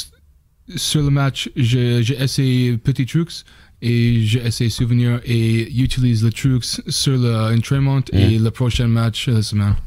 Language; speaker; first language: French; non-native, learner; English